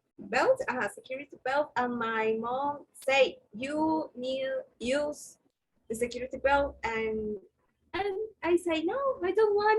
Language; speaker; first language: English; non-native, learner; Spanish